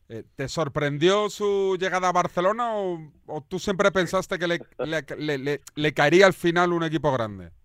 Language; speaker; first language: Spanish; native; Spanish